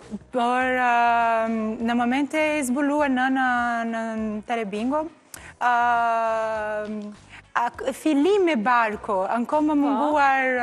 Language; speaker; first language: Albanian; non-native, learner; Portuguese